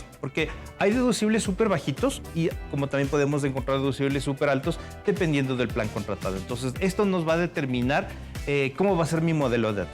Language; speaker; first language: Spanish; native; Spanish